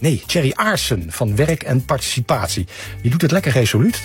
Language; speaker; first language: Dutch; native; Dutch